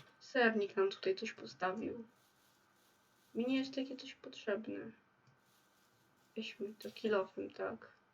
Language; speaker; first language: Polish; native; Polish